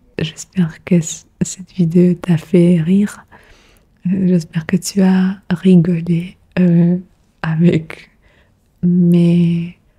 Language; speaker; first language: French; non-native, fluent; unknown